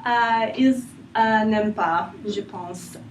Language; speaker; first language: French; non-native, learner; English